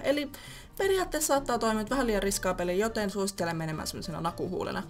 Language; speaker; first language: Finnish; native; Finnish